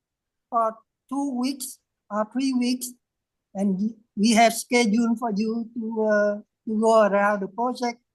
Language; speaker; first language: English; non-native, learner; Vietnamese